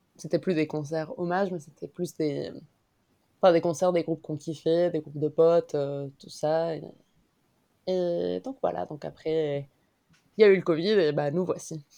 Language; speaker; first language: French; non-native, fluent; Spanish